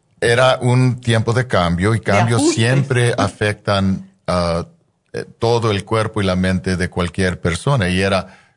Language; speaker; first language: Spanish; non-native, fluent; English